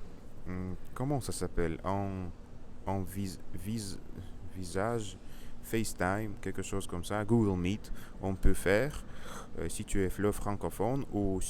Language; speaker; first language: French; non-native, learner; Russian